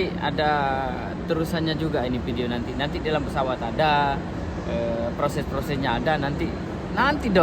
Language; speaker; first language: Indonesian; non-native, local second language; Sasak